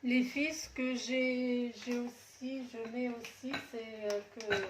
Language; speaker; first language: French; non-native, local second language; Arabic